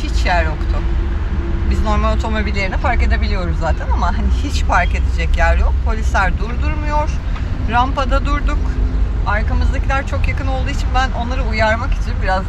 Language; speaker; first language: Turkish; native; Turkish